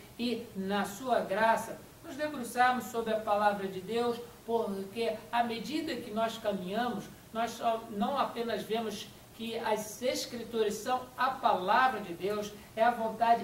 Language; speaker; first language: Portuguese; native; Portuguese